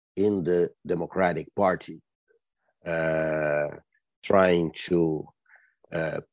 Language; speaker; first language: English; non-native, fluent; Portuguese